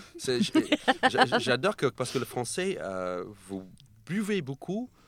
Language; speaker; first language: French; non-native, fluent; English